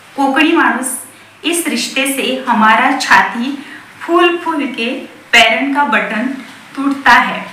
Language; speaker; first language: Hindi; non-native, local second language; Marathi